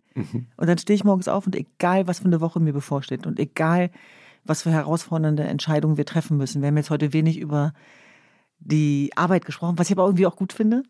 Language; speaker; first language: German; early bilingual, other home language; Kurdish